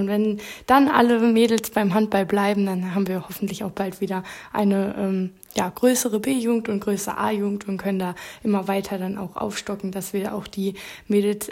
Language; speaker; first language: German; native; German